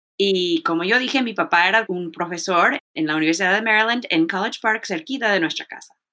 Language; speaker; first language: Spanish; early bilingual, heritage; Spanish